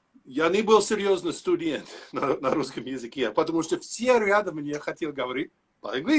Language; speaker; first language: Russian; non-native, learner; English